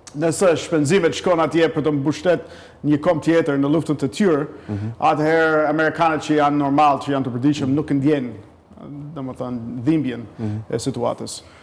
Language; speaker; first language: Albanian; non-native, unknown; English